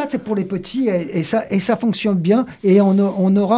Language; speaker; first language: French; native; French